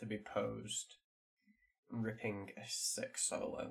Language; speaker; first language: English; native; English